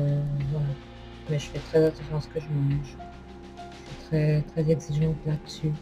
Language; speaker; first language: French; native; French